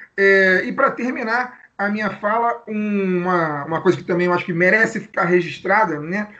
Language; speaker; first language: Portuguese; native; Portuguese